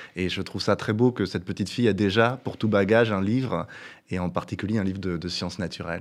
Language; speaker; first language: French; native; French